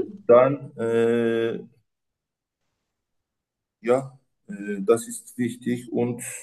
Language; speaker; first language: German; non-native, learner; Turkish